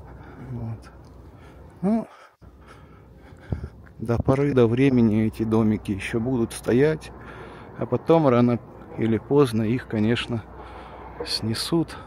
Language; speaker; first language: Russian; native; Russian